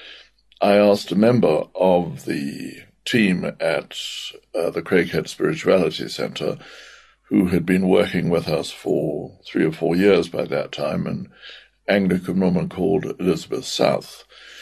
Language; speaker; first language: English; native; English